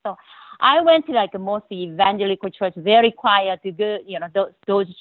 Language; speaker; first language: English; non-native, learner; Korean